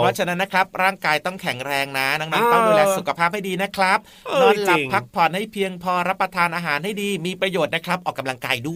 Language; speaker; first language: Thai; native; Thai